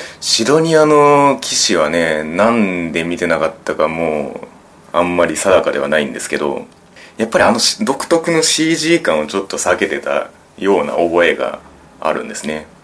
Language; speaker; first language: Japanese; native; Japanese